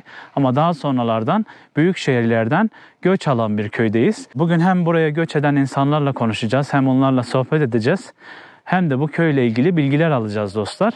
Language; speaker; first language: Turkish; native; Turkish